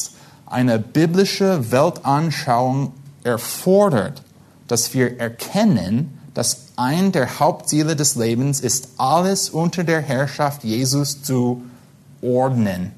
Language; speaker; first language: German; non-native, fluent; English